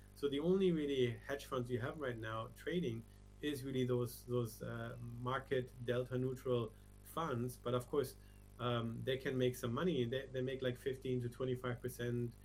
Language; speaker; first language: English; non-native, fluent; German